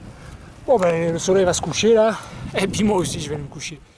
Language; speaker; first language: French; native; French